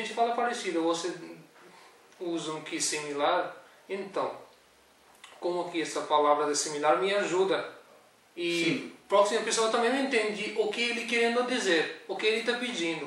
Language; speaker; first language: Portuguese; non-native, learner; Urdu